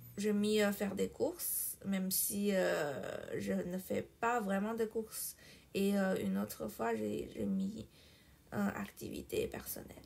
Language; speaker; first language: French; non-native, fluent; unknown